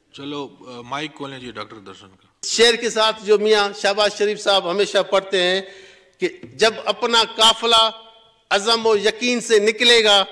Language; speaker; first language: Urdu; non-native, local second language; Sindhi